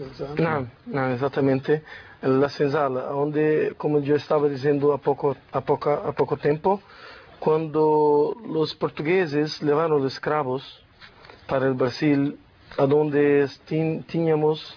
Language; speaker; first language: Spanish; non-native, learner; Portuguese